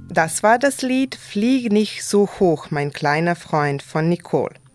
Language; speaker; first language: German; non-native, fluent; Serbian